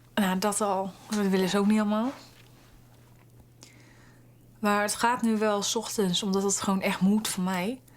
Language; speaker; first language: Dutch; native; Dutch